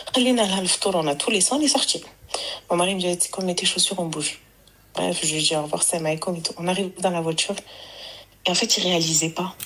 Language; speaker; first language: French; early bilingual, other home language; Arabic